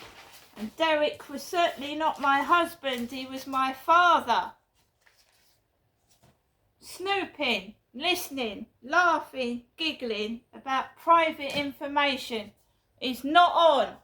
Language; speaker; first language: English; native; English